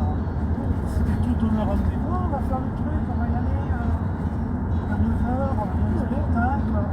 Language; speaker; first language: French; native; French